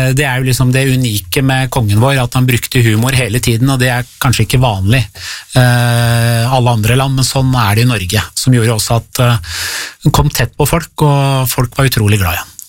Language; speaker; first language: Norwegian; early bilingual, other home language; Persian